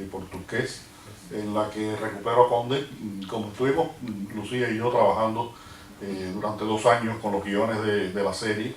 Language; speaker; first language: Spanish; native; Spanish